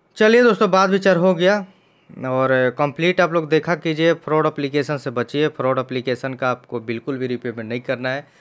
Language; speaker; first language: Hindi; native; Hindi